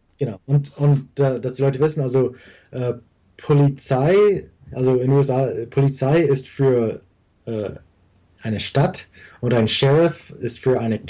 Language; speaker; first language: German; early bilingual, heritage; English